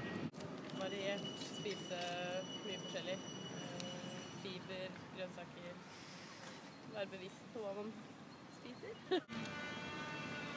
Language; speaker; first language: Norwegian; native; Norwegian